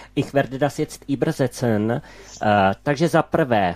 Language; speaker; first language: German; non-native, fluent; Czech